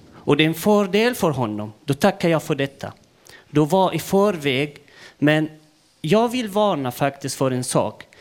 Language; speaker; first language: Swedish; non-native, fluent; Arabic